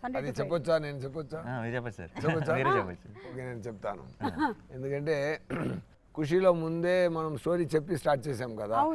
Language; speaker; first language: Telugu; non-native, learner; Tamil